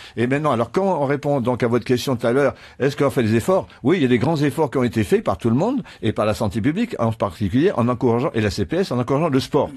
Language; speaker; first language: French; native; French